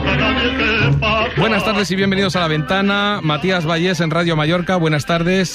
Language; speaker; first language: Spanish; native; Spanish